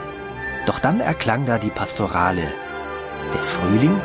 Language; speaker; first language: German; native; German